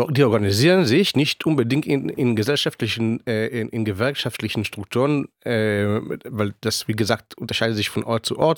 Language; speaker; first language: German; non-native, fluent; Hebrew